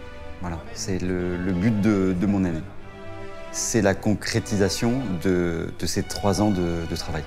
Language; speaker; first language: French; native; French